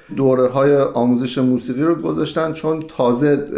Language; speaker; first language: Persian; native; Persian